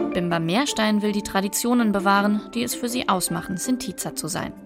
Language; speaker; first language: German; native; German